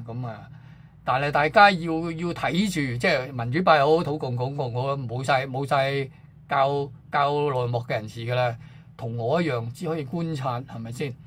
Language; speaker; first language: Chinese; non-native, local second language; Cantonese